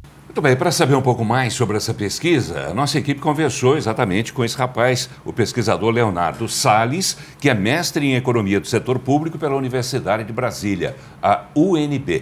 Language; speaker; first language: Portuguese; native; Portuguese